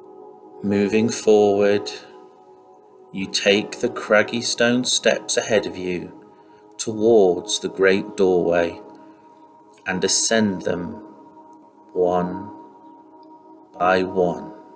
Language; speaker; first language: English; native; English